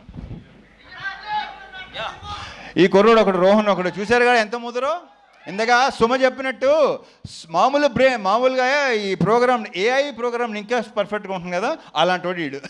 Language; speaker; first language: Telugu; native; Telugu